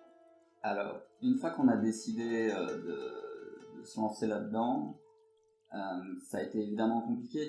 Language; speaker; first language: French; native; French